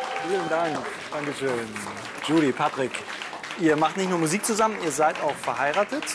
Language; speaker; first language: German; native; German